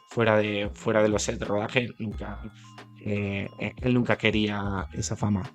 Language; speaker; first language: Spanish; native; Spanish